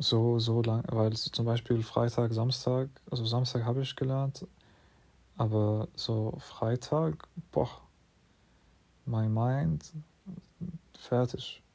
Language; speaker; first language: German; non-native, fluent; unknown